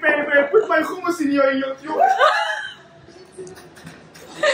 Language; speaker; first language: English; non-native, learner; Hebrew